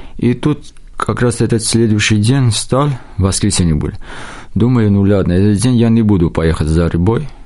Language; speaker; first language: Russian; non-native, local second language; Armenian